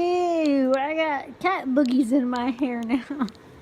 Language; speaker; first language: English; native; English